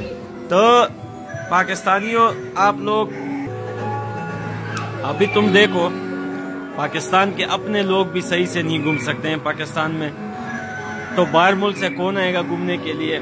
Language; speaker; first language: Hindi; non-native, fluent; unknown